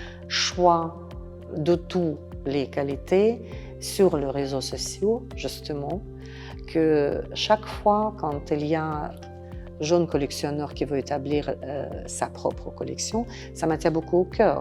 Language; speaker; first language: French; non-native, fluent; Russian